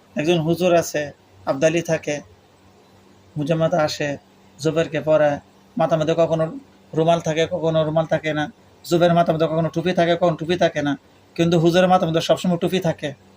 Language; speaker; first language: Bangla; non-native, local second language; Urdu